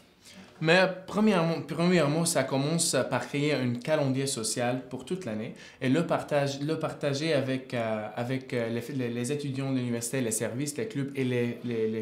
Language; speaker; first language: French; non-native, fluent; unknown